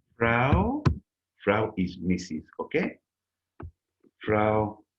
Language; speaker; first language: German; non-native, learner; Bemba